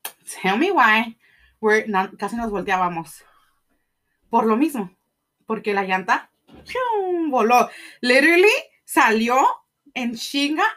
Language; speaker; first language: Spanish; early bilingual, heritage; Spanish